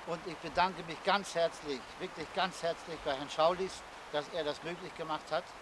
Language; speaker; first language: German; native; German